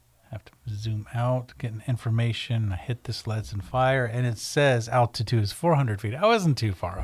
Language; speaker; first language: English; native; English